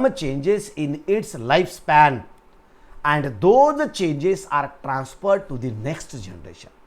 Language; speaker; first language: English; non-native, local second language; Marathi